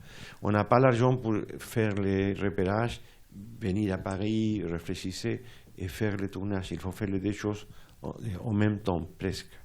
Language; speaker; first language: French; non-native, fluent; Spanish